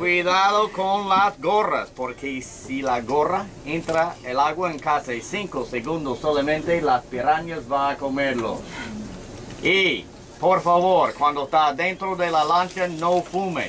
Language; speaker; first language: Spanish; non-native, learner; English